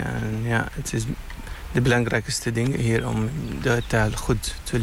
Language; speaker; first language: Dutch; non-native, fluent; Arabic